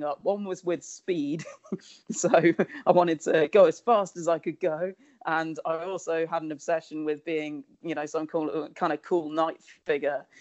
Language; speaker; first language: English; native; English